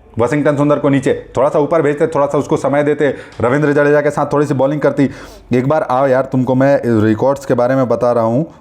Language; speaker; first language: Hindi; native; Hindi